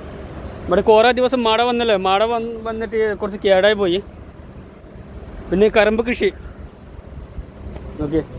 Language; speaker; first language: Malayalam; non-native, local second language; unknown